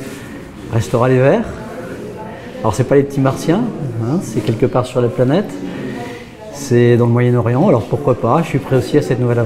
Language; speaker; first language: French; native; French